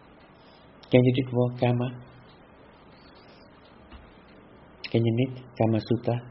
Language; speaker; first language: Dutch; non-native, fluent; Vietnamese